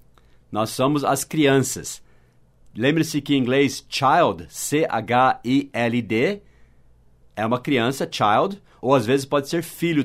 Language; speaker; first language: Portuguese; non-native, fluent; English